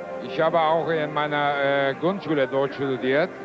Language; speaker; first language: German; non-native, fluent; Turkish